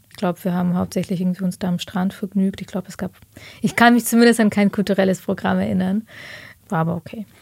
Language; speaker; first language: German; early bilingual, other home language; Russian